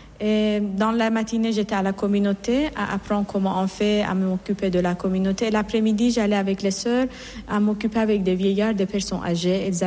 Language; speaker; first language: French; non-native, fluent; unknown